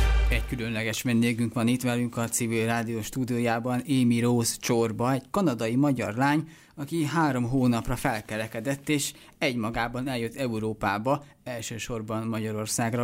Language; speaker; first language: Hungarian; native; Hungarian